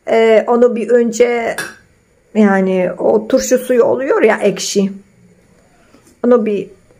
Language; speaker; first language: Turkish; non-native, fluent; Polish